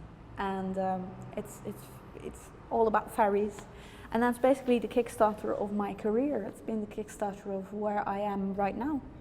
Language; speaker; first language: English; non-native, fluent; Dutch